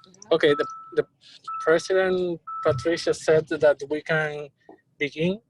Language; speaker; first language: English; non-native, learner; Spanish